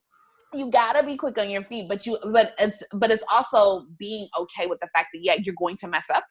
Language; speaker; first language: English; native; English